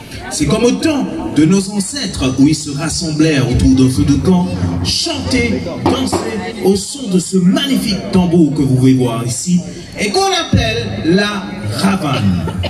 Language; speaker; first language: French; non-native, local second language; Morisyen